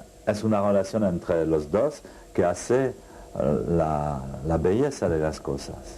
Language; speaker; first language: Spanish; non-native, fluent; French